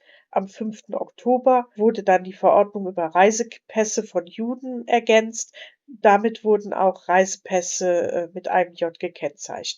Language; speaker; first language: German; native; German